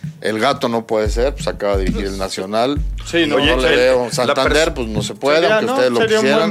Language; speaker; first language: Spanish; native; Spanish